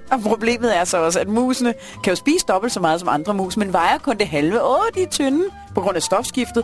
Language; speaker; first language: Danish; native; Danish